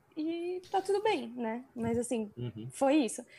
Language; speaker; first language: Portuguese; native; Portuguese